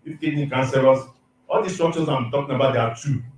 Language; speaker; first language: English; non-native, local second language; Yoruba